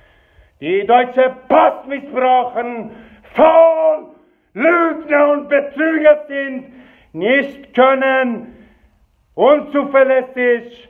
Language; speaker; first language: German; non-native, fluent; Persian